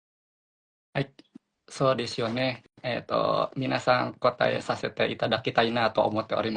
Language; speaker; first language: Japanese; non-native, fluent; Indonesian